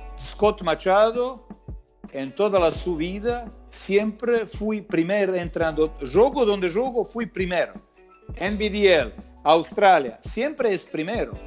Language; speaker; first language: Portuguese; non-native, learner; Croatian